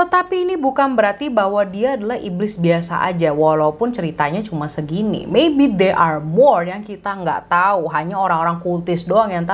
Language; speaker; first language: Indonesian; native; Indonesian